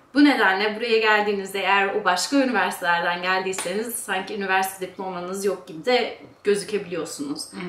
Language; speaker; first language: Turkish; early bilingual, heritage; Turkish